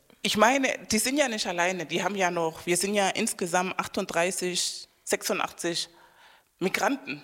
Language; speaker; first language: German; non-native, fluent; Spanish